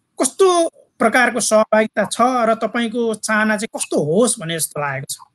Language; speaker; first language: Nepali; native; Nepali